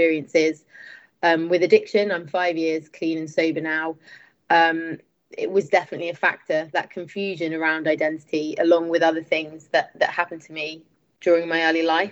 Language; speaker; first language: English; native; English